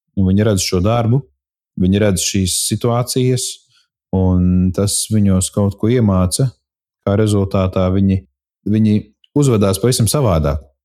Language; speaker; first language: Latvian; native; Latvian